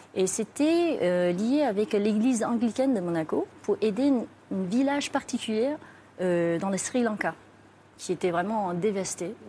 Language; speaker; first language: French; non-native, fluent; Chinese